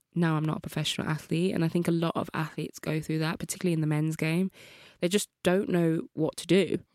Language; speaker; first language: English; native; English